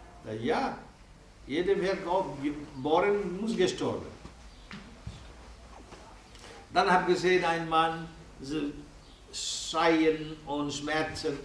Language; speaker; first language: German; non-native, learner; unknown